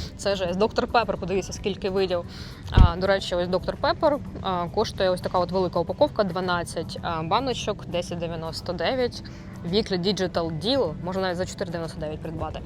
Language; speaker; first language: Ukrainian; native; Ukrainian